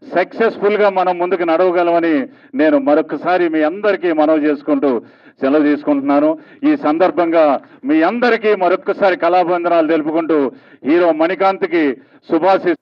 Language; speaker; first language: Telugu; native; Telugu